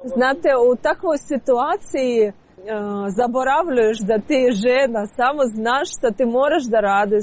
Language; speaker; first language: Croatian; non-native, learner; Ukrainian